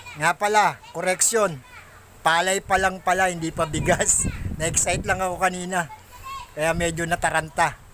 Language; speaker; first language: Filipino; native; Filipino